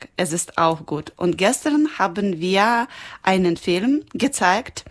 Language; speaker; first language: German; non-native, learner; Ukrainian